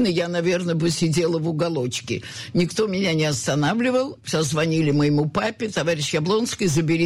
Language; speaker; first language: Russian; native; Russian